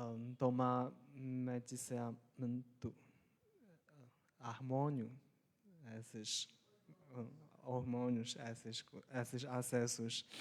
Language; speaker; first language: Portuguese; non-native, local second language; Chinese